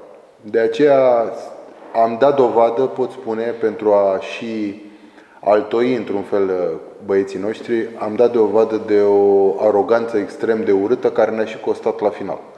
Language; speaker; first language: Romanian; native; Romanian